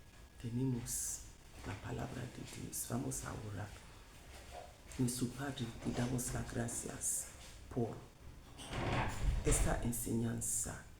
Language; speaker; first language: Spanish; non-native, fluent; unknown